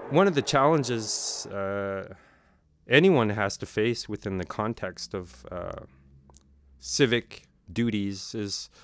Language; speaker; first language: English; non-native, fluent; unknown